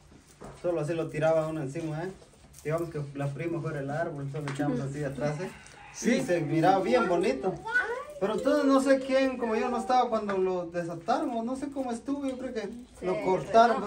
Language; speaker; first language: Spanish; native; Spanish